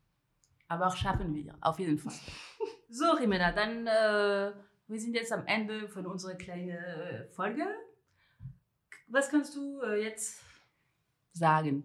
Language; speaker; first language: German; non-native, fluent; French